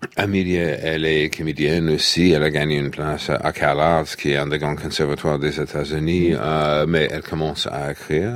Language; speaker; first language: French; non-native, fluent; English